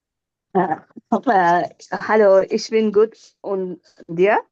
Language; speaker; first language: German; non-native, learner; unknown